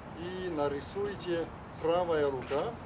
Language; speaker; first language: Russian; non-native, learner; Chinese